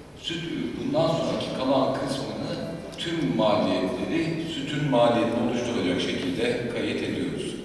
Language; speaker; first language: Turkish; native; Turkish